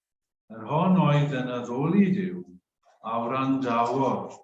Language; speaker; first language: Welsh; native; Welsh